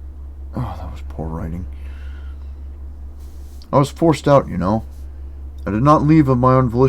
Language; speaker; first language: English; native; English